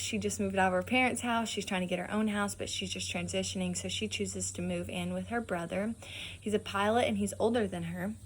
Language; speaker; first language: English; native; English